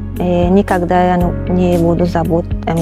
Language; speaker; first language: Russian; non-native, learner; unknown